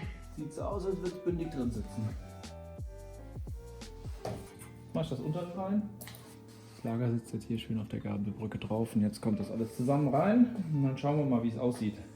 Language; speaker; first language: German; native; German